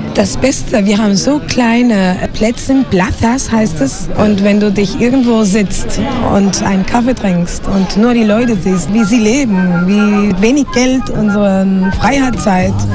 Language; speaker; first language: German; early bilingual, other home language; Spanish